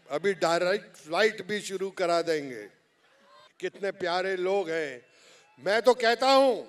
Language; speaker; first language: Hindi; native; Hindi